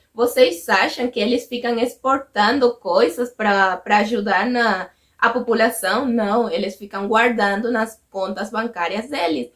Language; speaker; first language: Portuguese; non-native, fluent; Spanish